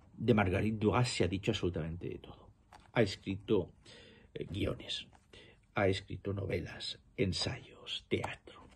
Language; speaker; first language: Spanish; native; Spanish